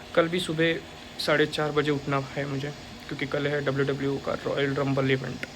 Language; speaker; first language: Hindi; non-native, local second language; Marathi